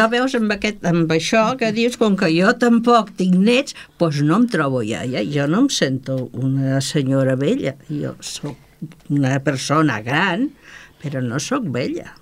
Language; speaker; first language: Catalan; native; Catalan